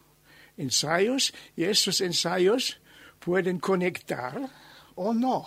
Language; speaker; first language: Spanish; non-native, learner; German